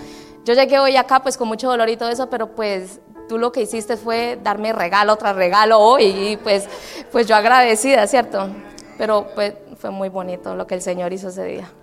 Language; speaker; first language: Spanish; native; Spanish